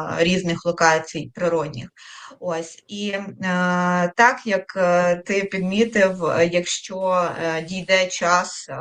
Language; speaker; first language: Ukrainian; native; Ukrainian